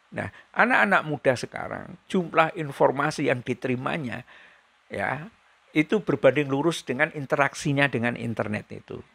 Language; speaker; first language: Indonesian; native; Indonesian